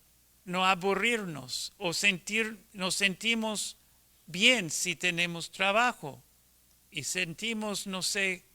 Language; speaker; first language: Spanish; non-native, fluent; English